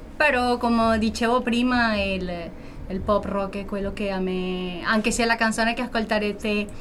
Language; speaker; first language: Italian; non-native, fluent; Spanish